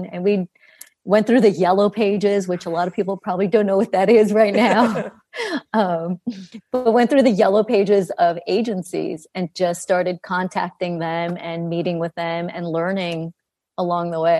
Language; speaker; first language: English; early bilingual, other home language; Greek